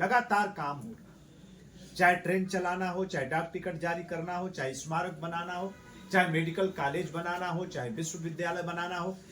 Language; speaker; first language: Hindi; native; Hindi